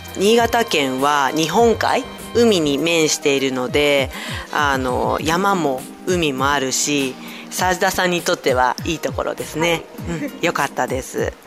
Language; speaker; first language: Japanese; native; Japanese